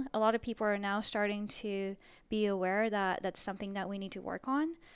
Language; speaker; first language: English; early bilingual, other home language; Japanese